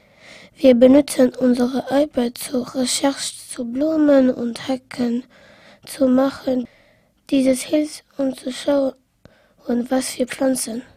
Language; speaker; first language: German; non-native, local second language; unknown